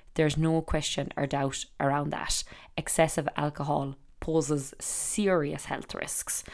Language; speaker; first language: English; native; English